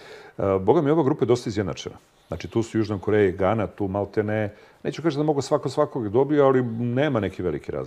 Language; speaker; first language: Serbian; native; Serbian